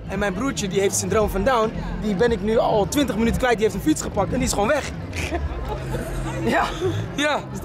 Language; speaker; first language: Dutch; native; Dutch